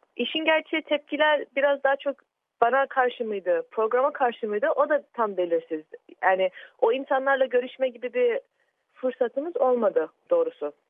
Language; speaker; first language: Turkish; early bilingual, heritage; Turkish